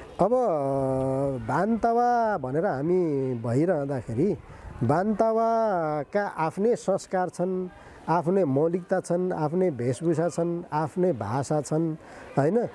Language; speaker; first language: Nepali; non-native, local second language; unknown